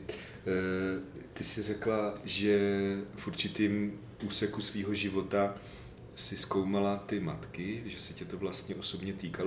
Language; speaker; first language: Czech; native; Czech